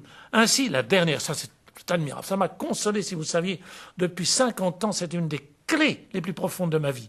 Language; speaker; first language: French; native; French